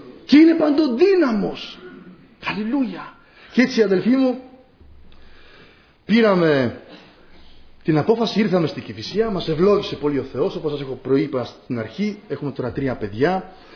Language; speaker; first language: Greek; non-native, fluent; Polish